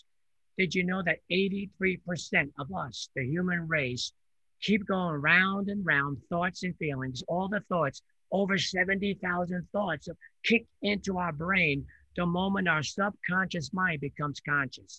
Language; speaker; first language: English; early bilingual, other home language; Italian